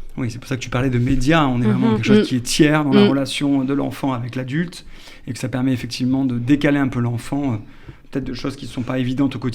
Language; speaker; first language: French; native; French